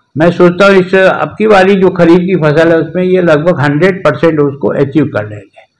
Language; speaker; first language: Hindi; native; Hindi